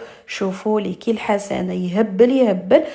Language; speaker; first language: Arabic; native; Arabic